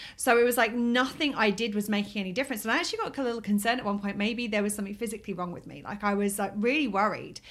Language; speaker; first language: English; native; English